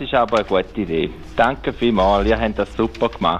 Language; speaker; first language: German; native; German